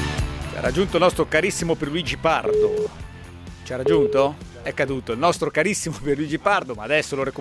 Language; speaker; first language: Italian; native; Italian